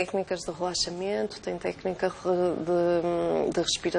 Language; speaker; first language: Portuguese; native; Portuguese